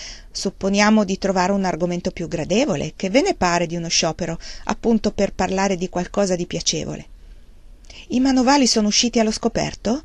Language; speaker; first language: Italian; native; Italian